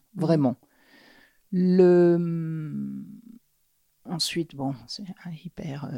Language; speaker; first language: French; native; French